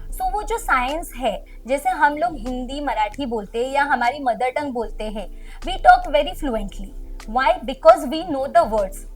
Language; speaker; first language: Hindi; non-native, local second language; Marwari